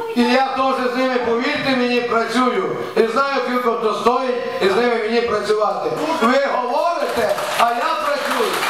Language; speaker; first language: Ukrainian; native; Ukrainian